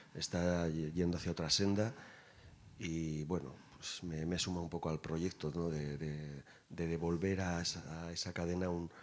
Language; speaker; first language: Spanish; native; Spanish